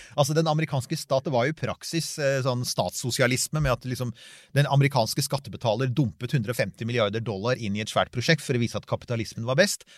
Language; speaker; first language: Norwegian; native; Norwegian